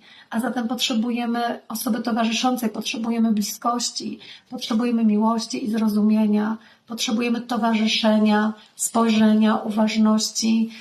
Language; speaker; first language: Polish; native; Polish